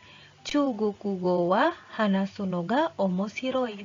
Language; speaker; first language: Japanese; non-native, fluent; Indonesian